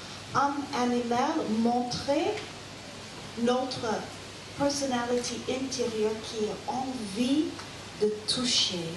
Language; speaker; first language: French; non-native, learner; English